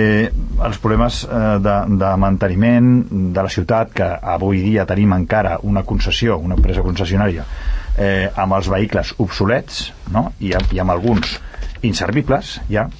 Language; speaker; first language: Catalan; native; Catalan